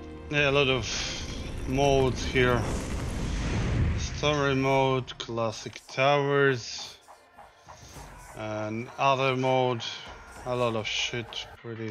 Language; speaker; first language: English; non-native, learner; Russian